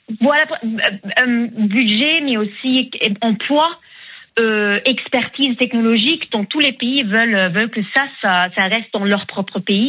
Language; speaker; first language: French; non-native, fluent; German